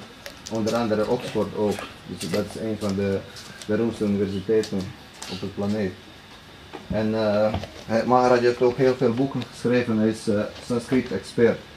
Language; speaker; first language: Dutch; non-native, fluent; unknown